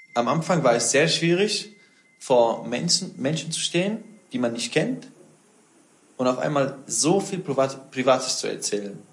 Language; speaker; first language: German; non-native, fluent; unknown